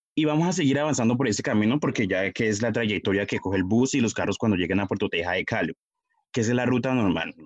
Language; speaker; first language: Spanish; native; Spanish